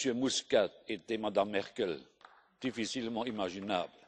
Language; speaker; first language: French; non-native, local second language; Luxembourgish